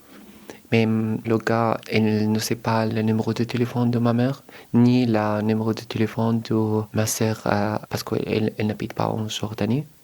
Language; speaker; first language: French; early bilingual, other home language; Arabic